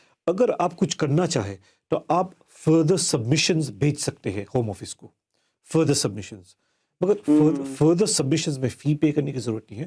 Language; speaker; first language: Hindi; early bilingual, heritage; Hindi